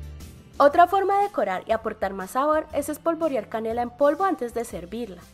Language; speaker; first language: Spanish; native; Spanish